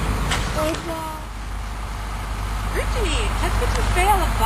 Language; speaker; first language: French; non-native, learner; English